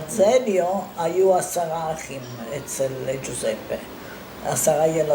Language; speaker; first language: Hebrew; non-native, fluent; Italian